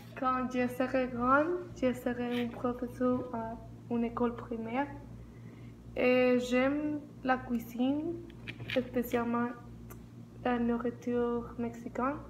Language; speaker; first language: French; non-native, learner; Spanish